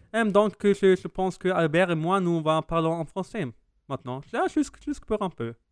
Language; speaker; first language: French; non-native, learner; German